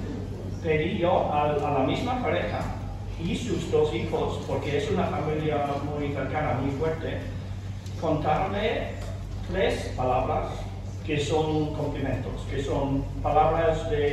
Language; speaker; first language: Spanish; non-native, fluent; English